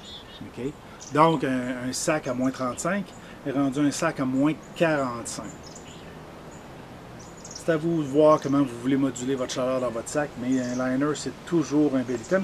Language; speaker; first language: French; native; French